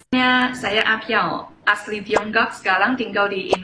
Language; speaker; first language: Indonesian; non-native, fluent; Chinese